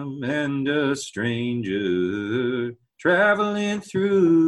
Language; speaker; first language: English; native; English